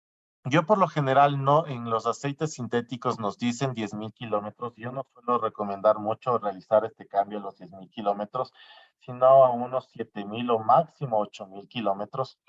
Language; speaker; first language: Spanish; native; Spanish